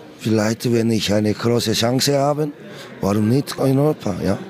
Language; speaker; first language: German; non-native, learner; Korean